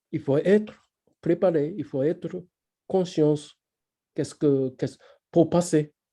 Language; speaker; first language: French; non-native, fluent; Japanese